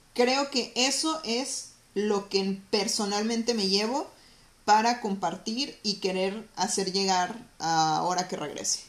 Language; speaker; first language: Spanish; native; Spanish